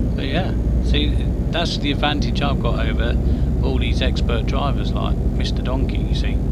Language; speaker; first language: English; native; English